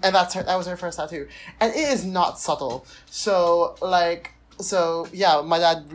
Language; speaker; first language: English; non-native, local second language; Filipino